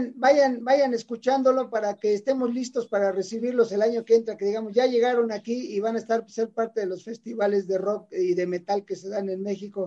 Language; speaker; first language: Spanish; native; Spanish